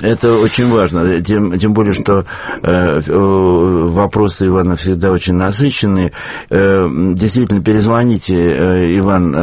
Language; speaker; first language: Russian; native; Russian